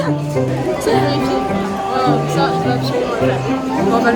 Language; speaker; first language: French; native; French